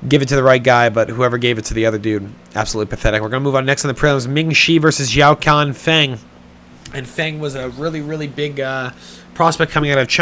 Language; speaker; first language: English; native; English